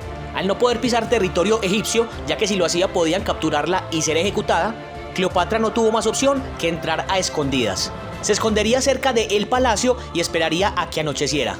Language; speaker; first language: Spanish; native; Spanish